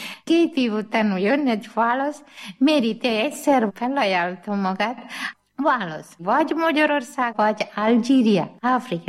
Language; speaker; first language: Hungarian; non-native, learner; Malayalam